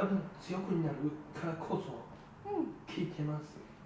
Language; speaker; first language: Japanese; non-native, learner; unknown